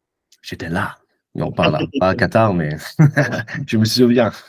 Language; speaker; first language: French; non-native, fluent; English